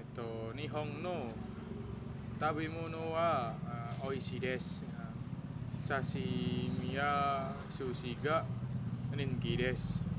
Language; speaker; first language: Japanese; non-native, learner; Indonesian